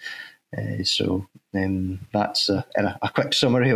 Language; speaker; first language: English; native; English